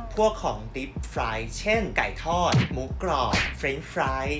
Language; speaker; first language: Thai; non-native, fluent; Chinese